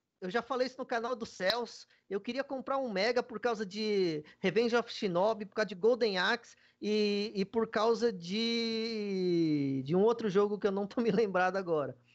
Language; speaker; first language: Portuguese; native; Portuguese